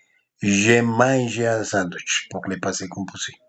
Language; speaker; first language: French; non-native, fluent; Spanish